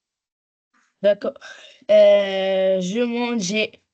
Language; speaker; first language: French; non-native, learner; Arabic